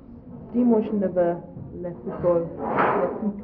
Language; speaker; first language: French; non-native, learner; English